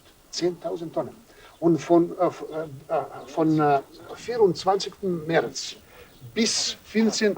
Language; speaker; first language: German; non-native, fluent; Serbian